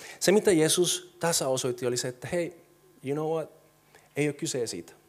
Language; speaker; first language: Finnish; non-native, fluent; Spanish